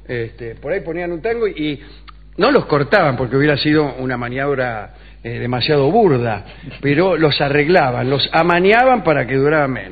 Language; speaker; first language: Spanish; native; Spanish